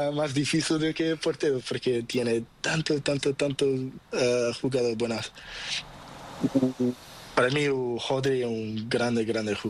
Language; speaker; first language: Spanish; non-native, learner; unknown